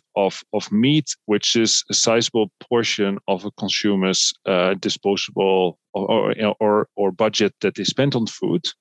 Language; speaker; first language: English; non-native, fluent; Dutch